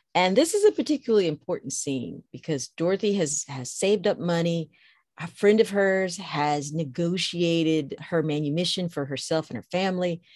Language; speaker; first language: English; native; English